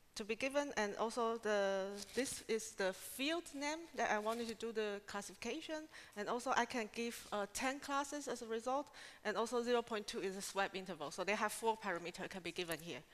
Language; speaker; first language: English; non-native, fluent; Chinese